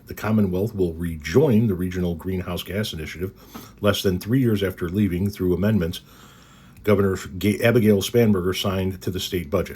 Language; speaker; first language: English; native; English